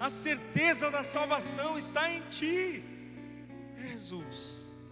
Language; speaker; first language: Portuguese; native; Portuguese